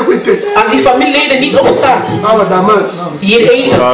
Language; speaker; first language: Dutch; non-native, learner; Lingala